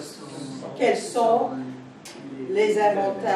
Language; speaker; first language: French; non-native, fluent; English